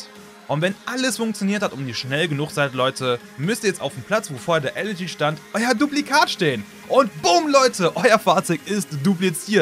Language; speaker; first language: German; native; German